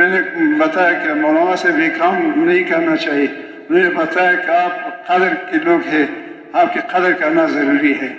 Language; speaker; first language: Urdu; non-native, local second language; Pashto